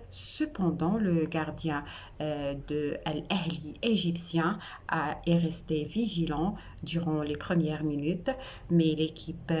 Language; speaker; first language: French; non-native, local second language; Arabic